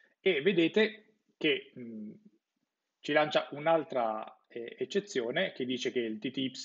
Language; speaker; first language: Italian; native; Italian